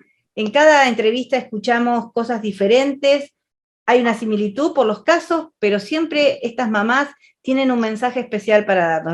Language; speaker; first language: Spanish; native; Spanish